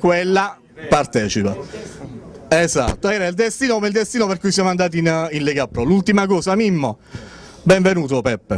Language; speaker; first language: Italian; native; Italian